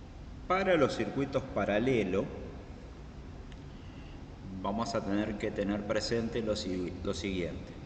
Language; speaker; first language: Spanish; native; Spanish